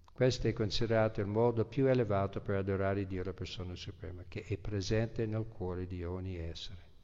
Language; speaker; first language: Italian; non-native, fluent; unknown